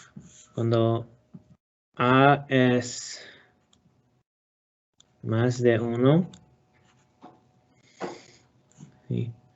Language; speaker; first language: Spanish; non-native, learner; English